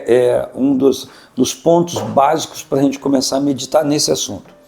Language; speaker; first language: Portuguese; native; Portuguese